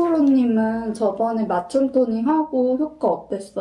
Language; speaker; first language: Korean; native; Korean